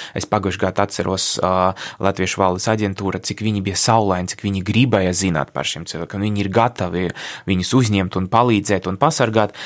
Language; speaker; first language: Latvian; non-native, local second language; Russian